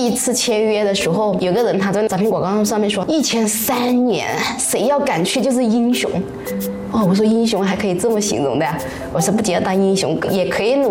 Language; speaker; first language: Chinese; native; Chinese